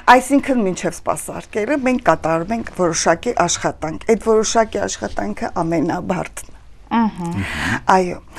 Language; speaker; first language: Armenian; native; Armenian